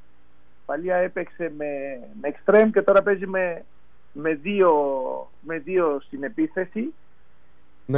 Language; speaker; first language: Greek; non-native, fluent; Spanish